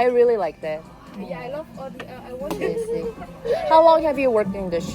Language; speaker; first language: English; non-native, learner; Korean